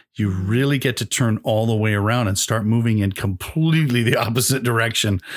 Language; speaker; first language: English; native; English